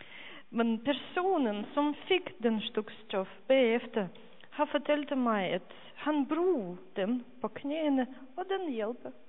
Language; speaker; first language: Danish; non-native, fluent; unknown